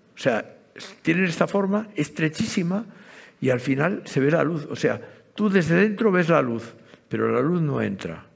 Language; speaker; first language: Spanish; native; Spanish